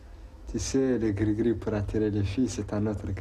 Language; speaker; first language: French; non-native, local second language; Arabic